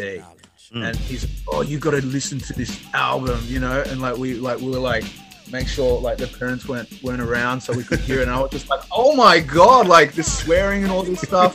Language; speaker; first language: English; native; English